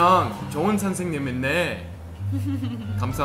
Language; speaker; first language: Korean; non-native, learner; English